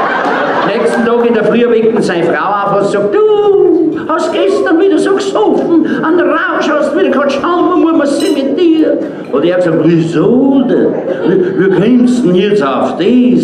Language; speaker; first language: German; native; German